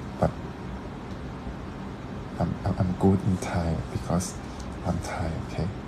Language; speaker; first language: English; non-native, learner; Thai